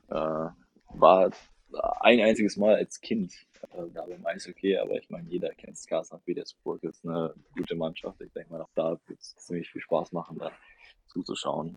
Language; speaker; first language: German; early bilingual, other home language; Russian